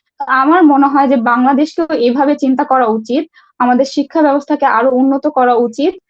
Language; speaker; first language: Bangla; native; Bangla